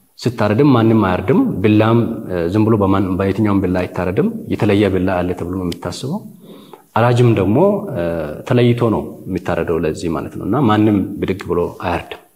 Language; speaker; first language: Amharic; non-native, local second language; Hadiyya